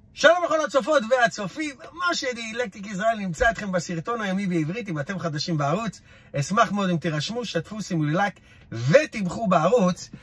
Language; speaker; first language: Hebrew; native; Hebrew